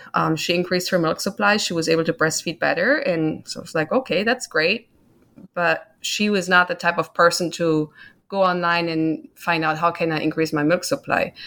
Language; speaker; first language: English; non-native, fluent; German